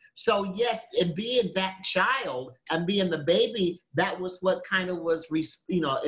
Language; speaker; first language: English; native; English